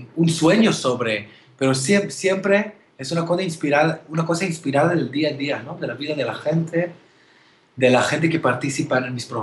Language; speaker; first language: Spanish; non-native, fluent; Hebrew